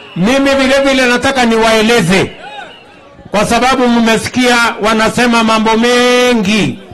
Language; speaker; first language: Swahili; non-native, local second language; Kalenjin